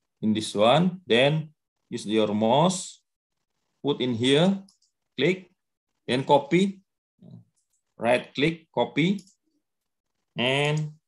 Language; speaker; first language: English; non-native, learner; Indonesian